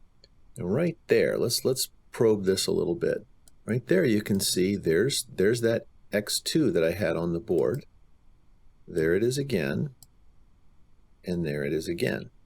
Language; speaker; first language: English; native; English